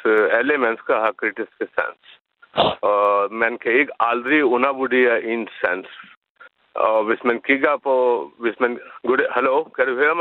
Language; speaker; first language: Danish; non-native, learner; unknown